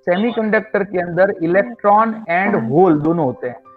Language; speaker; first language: Hindi; non-native, local second language; Gujarati